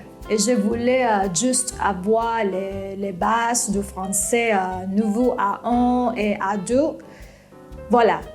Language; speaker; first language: French; non-native, fluent; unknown